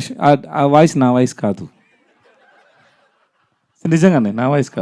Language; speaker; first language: Telugu; non-native, learner; Tamil